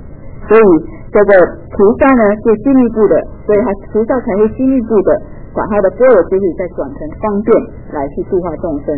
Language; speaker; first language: Chinese; native; Chinese